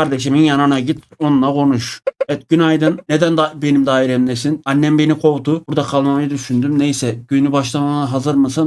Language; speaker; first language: Turkish; native; Turkish